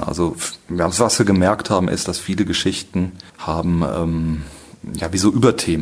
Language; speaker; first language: German; native; German